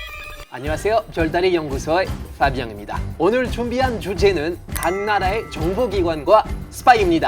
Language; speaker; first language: Korean; non-native, fluent; French